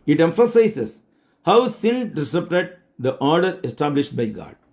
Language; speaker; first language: English; non-native, local second language; Tamil